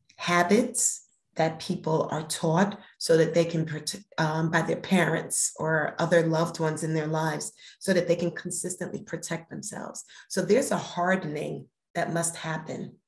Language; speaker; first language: English; native; English